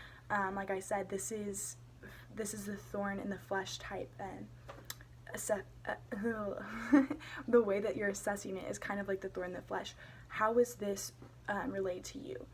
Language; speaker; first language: English; native; English